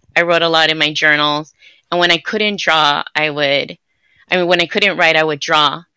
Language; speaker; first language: English; native; English